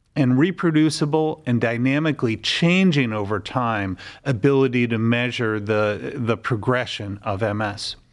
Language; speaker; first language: English; native; English